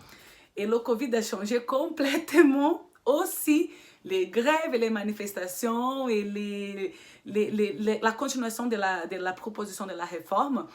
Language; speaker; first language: French; non-native, fluent; Portuguese